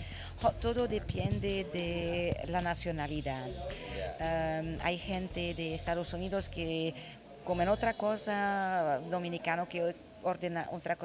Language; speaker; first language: Spanish; non-native, learner; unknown